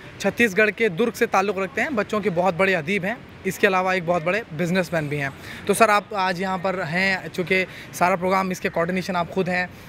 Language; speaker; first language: Urdu; native; Urdu